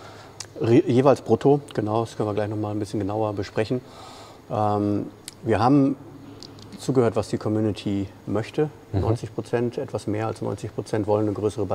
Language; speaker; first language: German; native; German